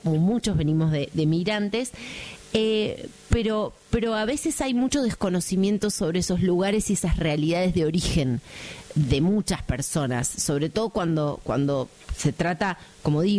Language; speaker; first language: Spanish; native; Spanish